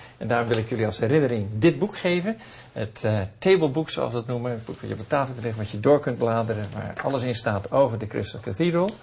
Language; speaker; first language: Dutch; native; Dutch